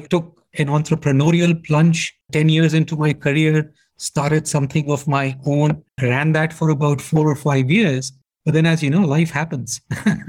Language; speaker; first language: English; non-native, local second language; Hindi